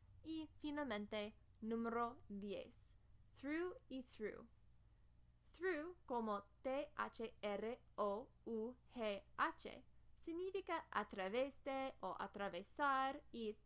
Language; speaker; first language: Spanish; non-native, fluent; English